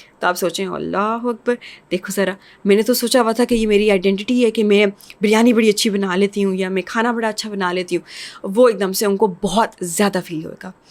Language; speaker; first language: Urdu; non-native, local second language; English